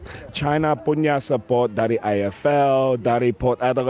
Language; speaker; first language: Indonesian; non-native, fluent; English